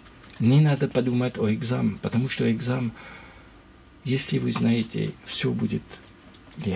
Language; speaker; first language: Russian; non-native, learner; French